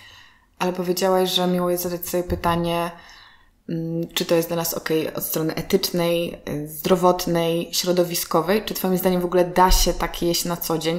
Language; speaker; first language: Polish; native; Polish